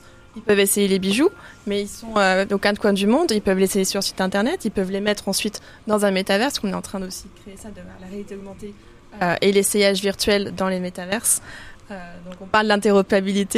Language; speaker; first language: French; native; French